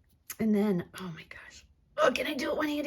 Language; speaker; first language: English; native; English